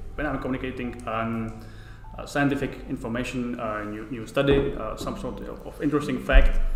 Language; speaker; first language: English; non-native, fluent; Czech